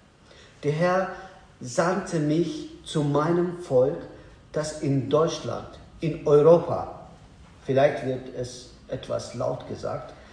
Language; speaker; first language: German; non-native, learner; Azerbaijani